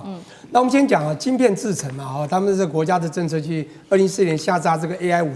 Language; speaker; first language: Chinese; native; Chinese